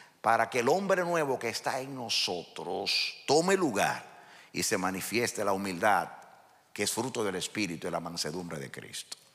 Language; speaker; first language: Spanish; native; Spanish